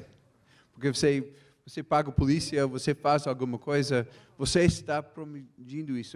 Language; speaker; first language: Portuguese; non-native, fluent; English